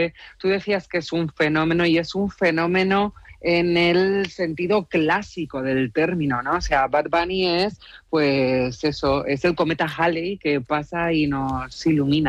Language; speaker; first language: Spanish; native; Spanish